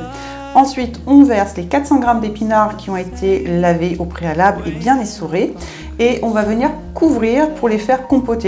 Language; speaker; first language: French; native; French